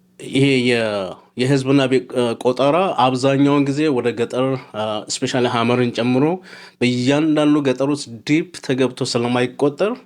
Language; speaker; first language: Amharic; non-native, local second language; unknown